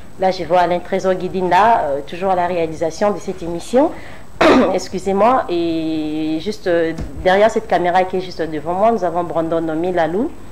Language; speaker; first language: French; non-native, local second language; Lingala